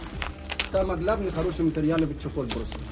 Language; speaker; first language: Russian; non-native, learner; Arabic